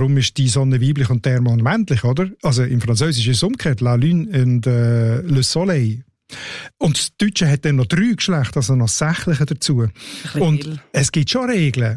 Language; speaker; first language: German; native; German